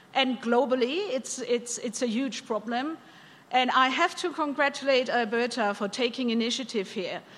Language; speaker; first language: English; non-native, fluent; German